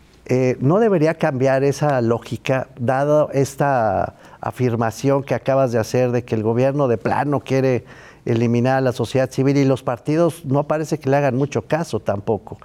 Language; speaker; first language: Spanish; native; Spanish